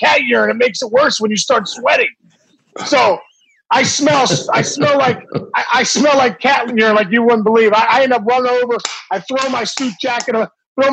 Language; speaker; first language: English; native; English